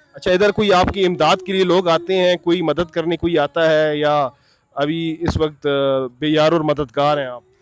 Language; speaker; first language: Urdu; native; Urdu